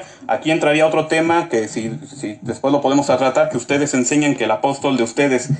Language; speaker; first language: Spanish; native; Spanish